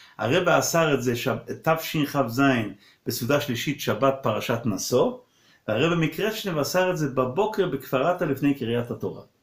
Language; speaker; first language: Hebrew; non-native, local second language; Yiddish